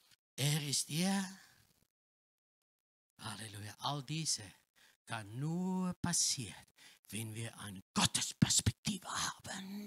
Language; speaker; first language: German; non-native, learner; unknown